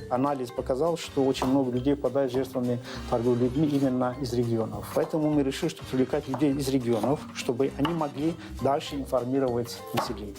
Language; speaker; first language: Russian; non-native, local second language; Azerbaijani